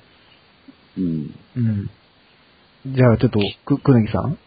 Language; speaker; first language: Japanese; native; Japanese